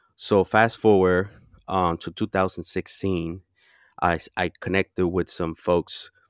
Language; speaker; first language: English; early bilingual, other home language; Spanish